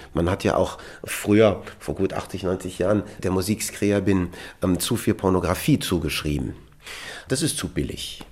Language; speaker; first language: German; native; German